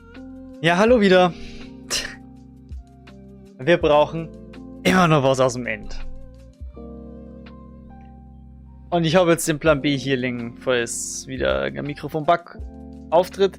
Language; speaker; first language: German; native; German